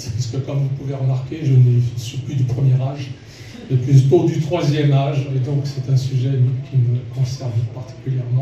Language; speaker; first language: French; native; French